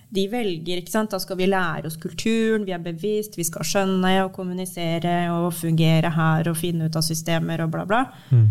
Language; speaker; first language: Norwegian; native; Norwegian